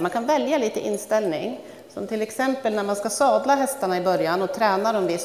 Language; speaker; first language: Swedish; native; Swedish